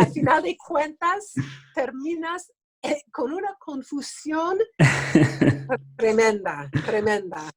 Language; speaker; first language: Spanish; early bilingual, other home language; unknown